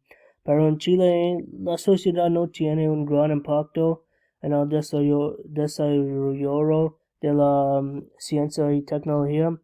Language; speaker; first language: Spanish; non-native, learner; English